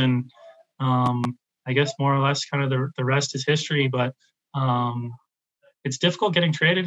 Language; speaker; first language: English; native; English